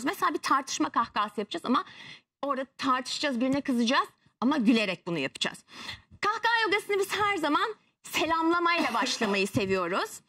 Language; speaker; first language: Turkish; native; Turkish